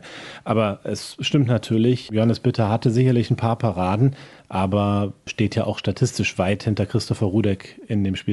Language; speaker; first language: German; native; German